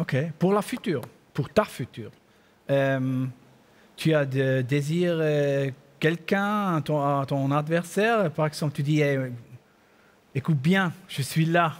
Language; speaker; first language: French; non-native, learner; German